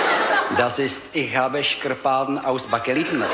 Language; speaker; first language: German; non-native, learner; Czech